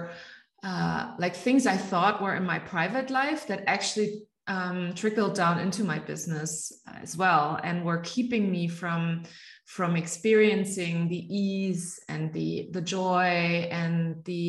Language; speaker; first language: English; non-native, fluent; German